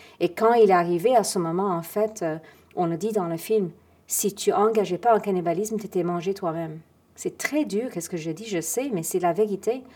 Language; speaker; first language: French; non-native, fluent; English